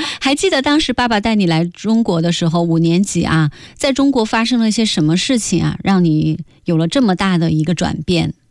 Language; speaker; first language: Chinese; native; Chinese